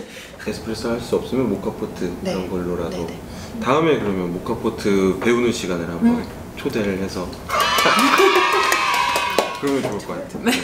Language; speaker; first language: Korean; native; Korean